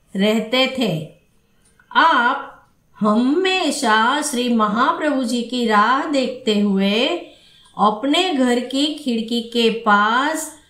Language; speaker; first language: Hindi; non-native, local second language; Gujarati